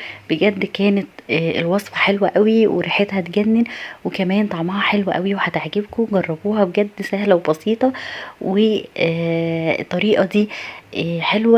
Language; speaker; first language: Arabic; native; Arabic